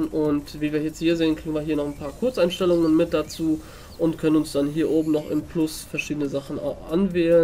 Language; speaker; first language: German; native; German